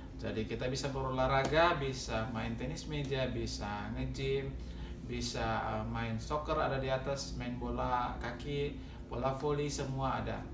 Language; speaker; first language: Indonesian; native; Indonesian